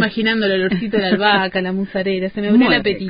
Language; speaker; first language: Spanish; native; Spanish